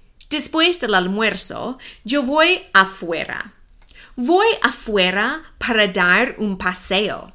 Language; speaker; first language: Spanish; non-native, fluent; English